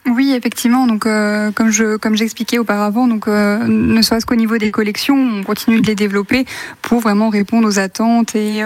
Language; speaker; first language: French; native; French